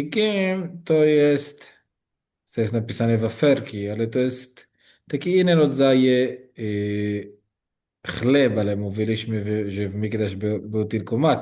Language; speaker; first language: Polish; non-native, learner; Hebrew